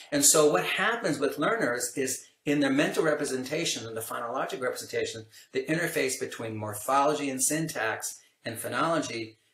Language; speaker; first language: English; native; English